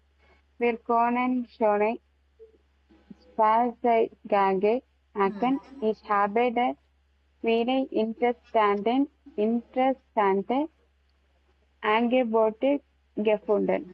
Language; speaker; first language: German; non-native, learner; Tamil